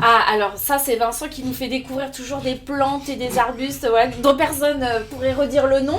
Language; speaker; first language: French; native; French